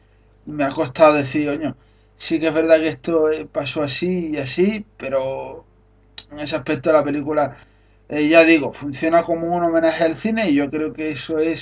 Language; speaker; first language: Spanish; native; Spanish